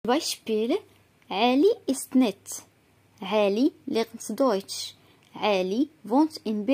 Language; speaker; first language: German; non-native, fluent; Arabic